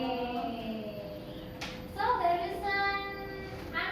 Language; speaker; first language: English; non-native, learner; Indonesian